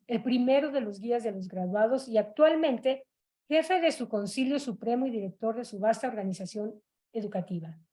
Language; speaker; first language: Spanish; native; Spanish